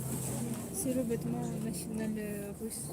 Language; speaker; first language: French; non-native, fluent; Russian